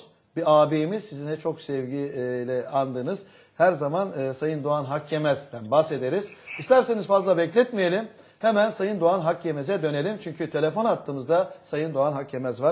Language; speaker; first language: Turkish; native; Turkish